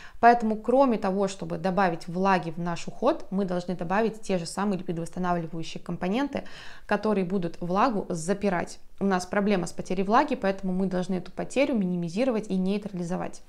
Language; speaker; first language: Russian; native; Russian